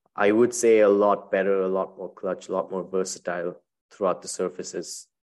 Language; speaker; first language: English; non-native, local second language; Tamil